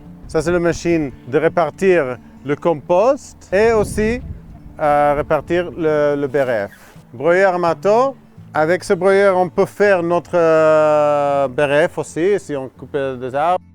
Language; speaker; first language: French; non-native, fluent; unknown